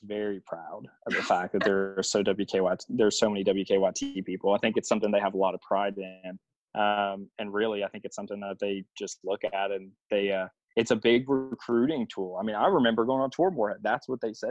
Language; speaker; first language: English; native; English